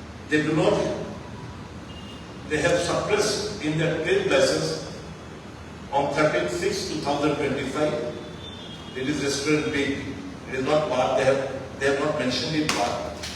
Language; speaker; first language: English; non-native, local second language; Bangla